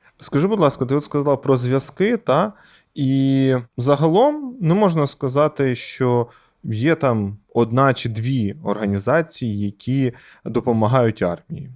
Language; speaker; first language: Ukrainian; native; Ukrainian